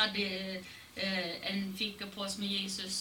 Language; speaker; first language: Swedish; non-native, fluent; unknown